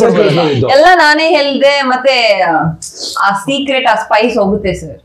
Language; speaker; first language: Kannada; non-native, local second language; Telugu